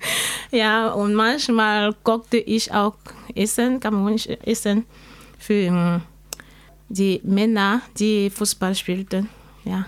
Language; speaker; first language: German; non-native, learner; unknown